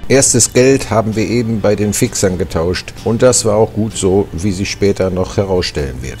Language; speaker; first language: German; native; German